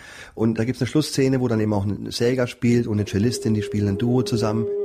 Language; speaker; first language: German; native; German